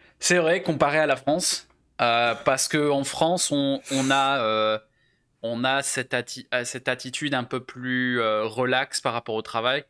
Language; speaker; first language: French; native; French